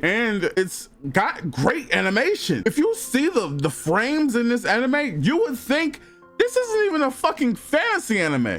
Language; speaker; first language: English; native; English